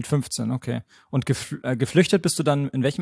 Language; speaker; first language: German; native; German